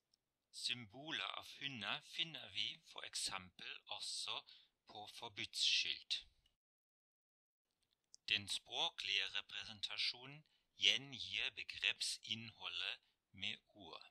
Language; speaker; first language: Norwegian; non-native, fluent; German